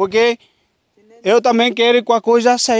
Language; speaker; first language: Portuguese; non-native, learner; Vietnamese